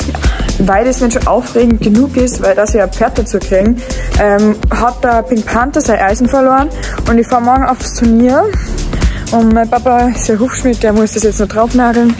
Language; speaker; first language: German; native; German